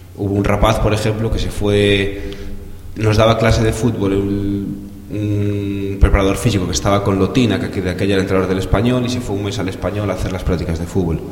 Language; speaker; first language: Spanish; non-native, local second language; Galician